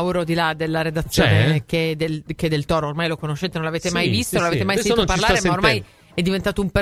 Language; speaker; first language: Italian; native; Italian